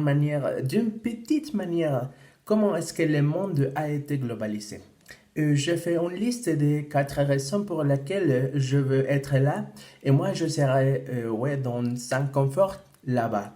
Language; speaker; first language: French; non-native, fluent; Spanish